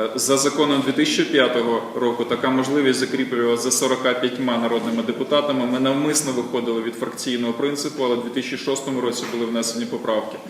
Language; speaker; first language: Ukrainian; native; Ukrainian